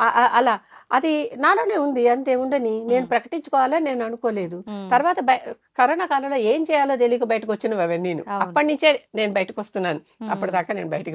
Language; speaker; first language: Telugu; native; Telugu